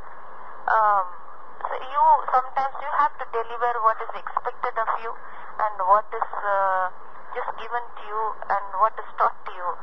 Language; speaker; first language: English; non-native, local second language; Tamil